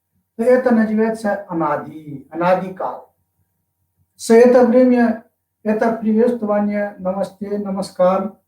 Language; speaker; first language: Russian; non-native, fluent; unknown